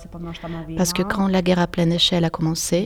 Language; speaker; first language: French; non-native, fluent; Ukrainian